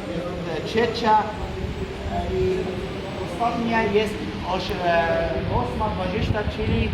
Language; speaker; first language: Polish; non-native, learner; Arabic